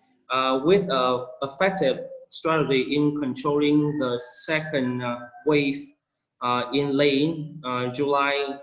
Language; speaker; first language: English; non-native, fluent; Vietnamese